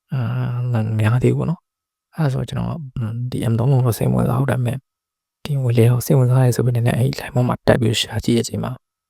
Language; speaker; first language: Burmese; native; Burmese